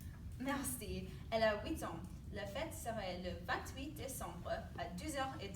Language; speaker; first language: French; non-native, learner; English